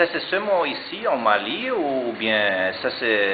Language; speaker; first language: French; non-native, learner; German